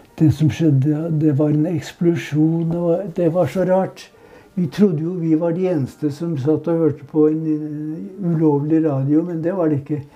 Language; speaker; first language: Norwegian; native; Norwegian